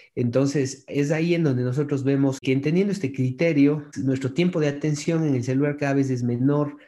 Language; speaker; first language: Spanish; native; Spanish